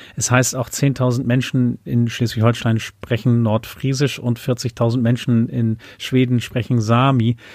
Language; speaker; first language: German; native; German